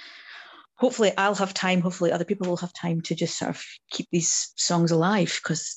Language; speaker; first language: English; native; English